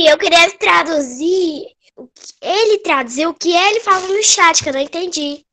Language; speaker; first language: Portuguese; native; Portuguese